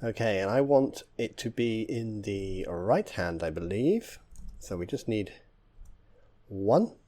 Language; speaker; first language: English; native; English